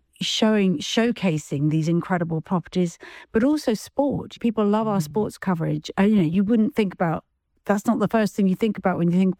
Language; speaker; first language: English; native; English